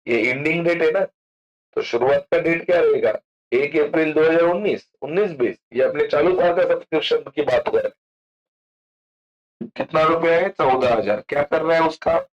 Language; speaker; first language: Hindi; non-native, local second language; Marathi